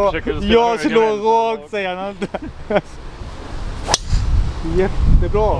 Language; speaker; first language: Swedish; native; Swedish